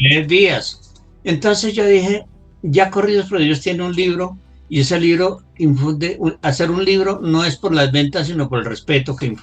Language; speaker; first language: Spanish; native; Spanish